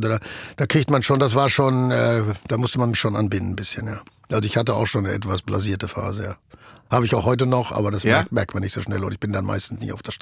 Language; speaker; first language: German; native; German